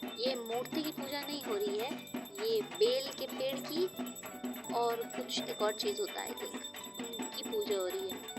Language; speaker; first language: Hindi; non-native, local second language; Bangla